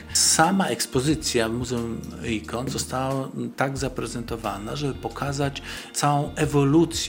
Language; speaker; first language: Polish; native; Polish